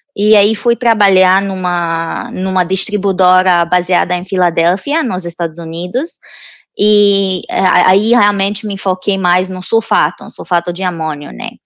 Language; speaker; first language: Portuguese; non-native, fluent; Romanian